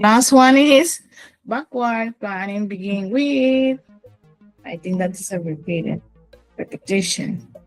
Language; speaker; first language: English; non-native, fluent; Spanish